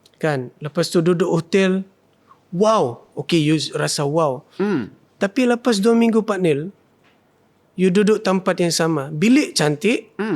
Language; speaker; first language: Malay; non-native, fluent; Thai